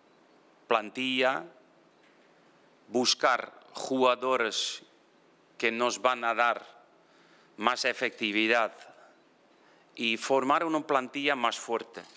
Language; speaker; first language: Spanish; non-native, fluent; Dutch